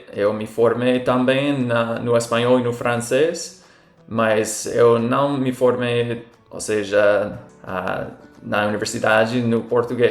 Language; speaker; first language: Portuguese; non-native, fluent; English